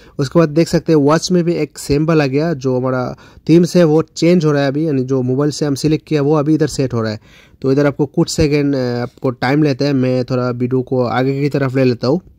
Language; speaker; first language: Hindi; non-native, local second language; Bangla